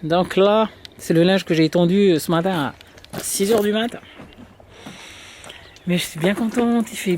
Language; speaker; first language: French; native; French